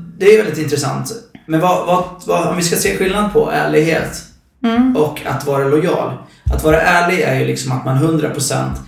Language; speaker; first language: Swedish; native; Swedish